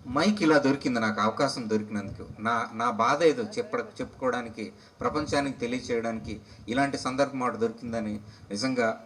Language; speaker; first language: Telugu; non-native, local second language; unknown